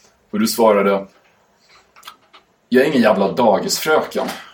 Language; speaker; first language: Swedish; native; Swedish